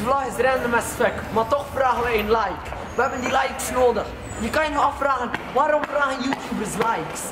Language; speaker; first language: Dutch; native; Dutch